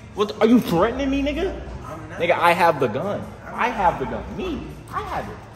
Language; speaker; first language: English; native; English